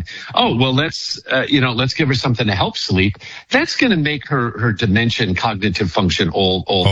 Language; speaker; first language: English; native; English